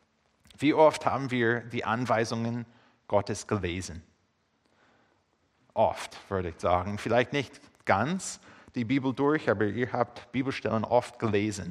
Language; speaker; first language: German; non-native, fluent; English